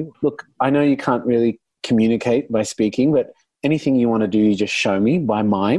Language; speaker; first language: English; non-native, local second language; Arabic